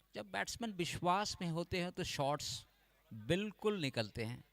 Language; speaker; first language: Hindi; non-native, local second language; Bangla